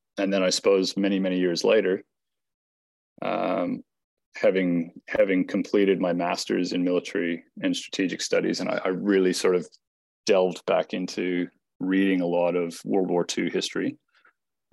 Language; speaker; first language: English; native; English